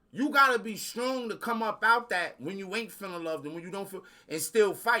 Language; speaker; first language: English; native; English